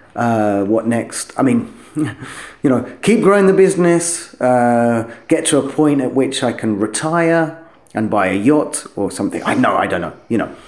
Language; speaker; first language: English; native; English